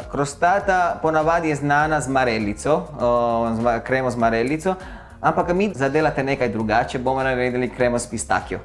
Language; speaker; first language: Slovenian; non-native, learner; Italian